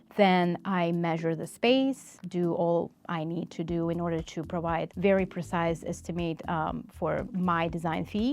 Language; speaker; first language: English; non-native, fluent; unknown